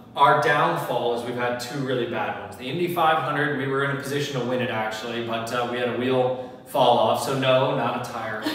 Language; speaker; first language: English; native; English